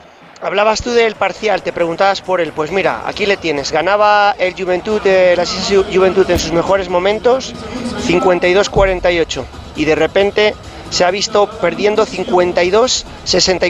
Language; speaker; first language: Spanish; native; Spanish